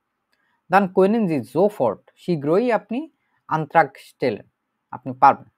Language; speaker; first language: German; non-native, fluent; Bangla